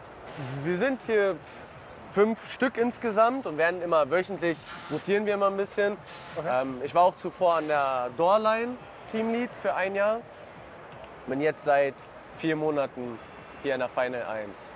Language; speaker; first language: German; native; German